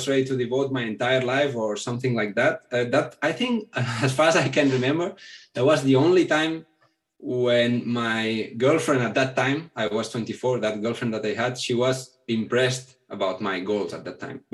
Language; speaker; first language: English; non-native, fluent; Catalan